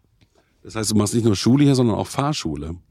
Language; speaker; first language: German; native; German